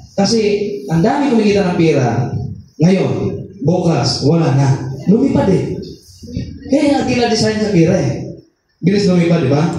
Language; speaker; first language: Filipino; non-native, local second language; Masbatenyo